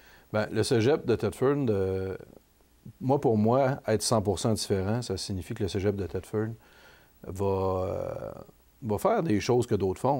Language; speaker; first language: French; native; French